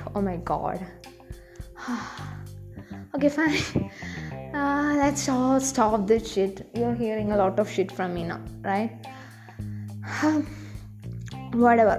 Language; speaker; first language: English; non-native, local second language; Malayalam